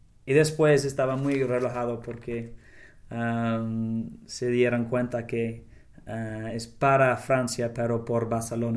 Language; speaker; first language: Spanish; non-native, learner; English